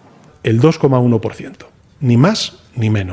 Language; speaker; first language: Spanish; native; Spanish